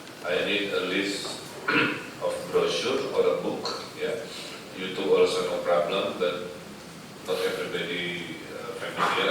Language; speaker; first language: English; non-native, fluent; Indonesian